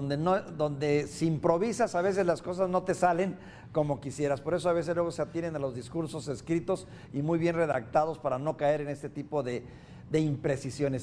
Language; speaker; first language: Spanish; native; Spanish